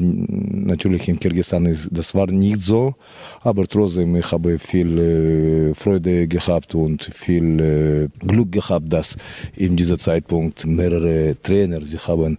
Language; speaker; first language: German; non-native, fluent; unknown